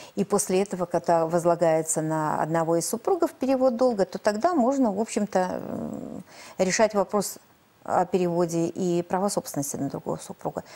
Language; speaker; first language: Russian; native; Russian